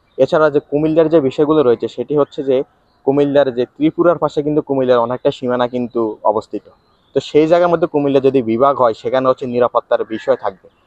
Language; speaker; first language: Bangla; native; Bangla